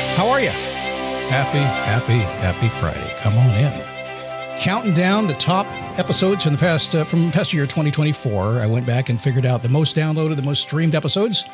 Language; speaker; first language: English; native; English